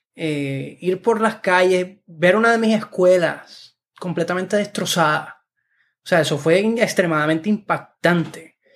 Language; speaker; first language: Spanish; native; Spanish